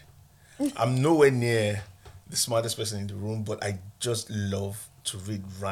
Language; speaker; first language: English; non-native, local second language; Igbo